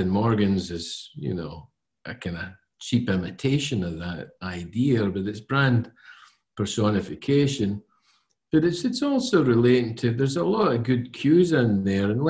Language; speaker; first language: English; native; English